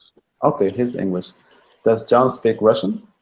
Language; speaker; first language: English; non-native, fluent; Russian